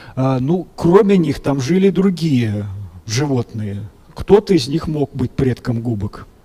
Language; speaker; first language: Russian; native; Russian